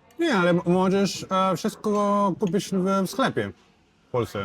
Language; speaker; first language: Polish; non-native, fluent; Portuguese